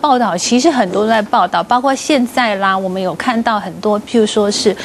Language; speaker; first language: Chinese; native; Chinese